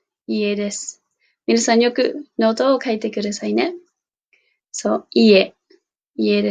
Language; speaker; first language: Japanese; non-native, fluent; English